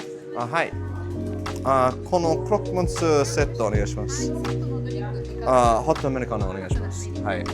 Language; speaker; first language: Japanese; non-native, learner; English